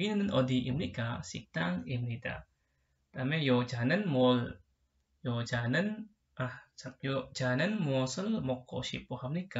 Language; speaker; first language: Korean; non-native, learner; Indonesian